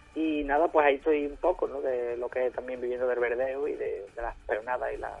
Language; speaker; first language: Spanish; non-native, fluent; German